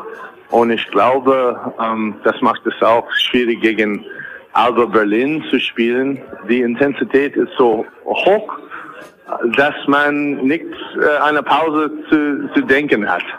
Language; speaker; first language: German; non-native, fluent; English